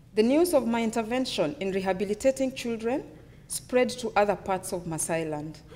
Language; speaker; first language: English; non-native, local second language; Luyia